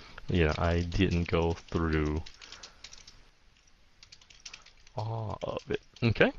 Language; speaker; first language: English; non-native, fluent; Vietnamese